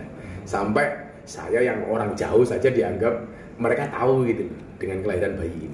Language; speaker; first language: Indonesian; native; Indonesian